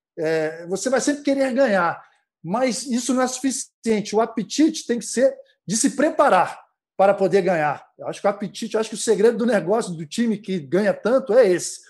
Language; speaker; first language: Portuguese; native; Portuguese